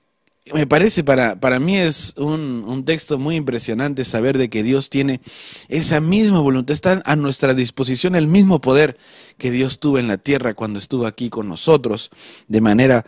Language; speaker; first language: Spanish; native; Spanish